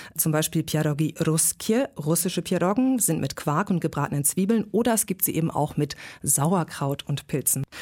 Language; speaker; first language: German; native; German